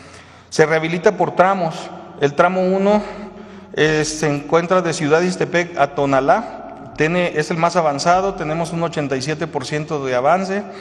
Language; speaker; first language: Spanish; native; Spanish